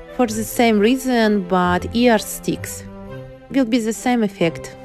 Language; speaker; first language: English; non-native, learner; Ukrainian